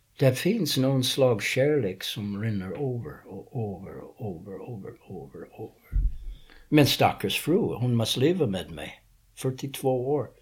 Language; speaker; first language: Swedish; non-native, fluent; English